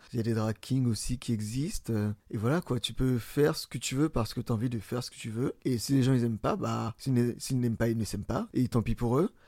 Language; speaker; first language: French; early bilingual, other home language; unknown